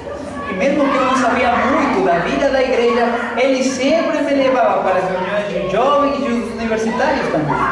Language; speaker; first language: Portuguese; non-native, fluent; Spanish